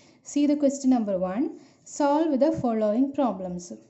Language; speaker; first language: English; non-native, local second language; Malayalam